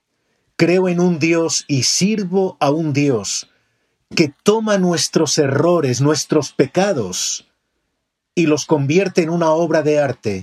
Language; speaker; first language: Spanish; native; Spanish